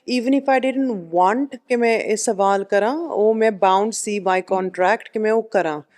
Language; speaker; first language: Punjabi; early bilingual, heritage; Punjabi